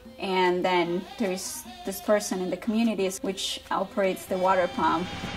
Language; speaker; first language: English; non-native, fluent; Spanish